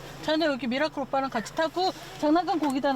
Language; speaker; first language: Korean; native; Korean